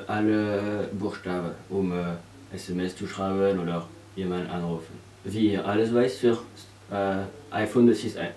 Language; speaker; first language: German; non-native, learner; French